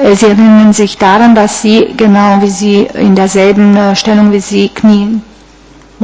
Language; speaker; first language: German; non-native, fluent; Italian